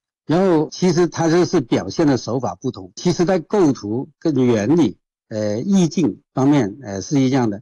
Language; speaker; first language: Chinese; non-native, local second language; Cantonese